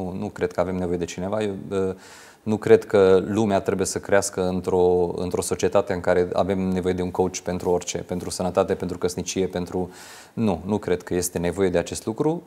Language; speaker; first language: Romanian; non-native, local second language; Hungarian